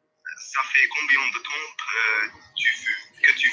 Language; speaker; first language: French; non-native, learner; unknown